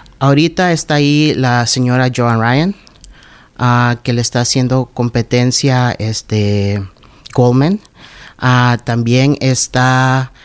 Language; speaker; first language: Spanish; native; Spanish